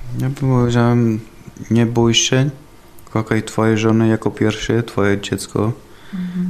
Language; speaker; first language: Polish; non-native, learner; Italian